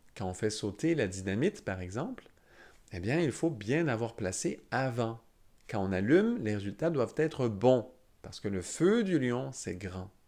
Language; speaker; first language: French; native; French